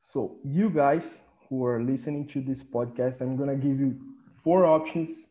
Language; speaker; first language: English; non-native, fluent; Portuguese